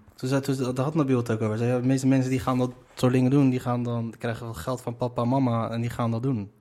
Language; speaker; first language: Dutch; early bilingual, other home language; Arabic